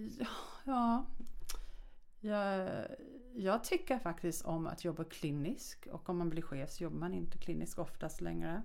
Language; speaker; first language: Swedish; native; Swedish